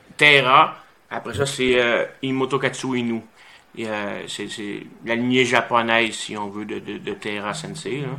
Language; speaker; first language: French; native; French